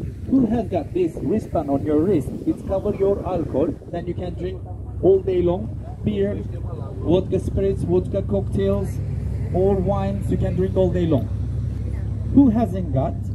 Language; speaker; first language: English; non-native, fluent; Turkish